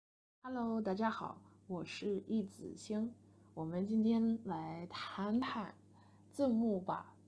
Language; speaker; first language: Chinese; non-native, fluent; English